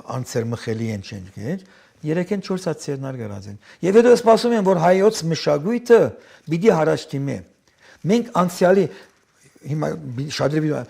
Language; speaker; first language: Armenian; early bilingual, heritage; Armenian